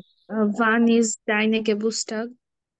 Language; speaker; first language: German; non-native, learner; Bangla